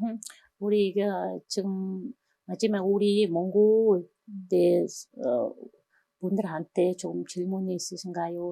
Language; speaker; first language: Korean; non-native, fluent; Mongolian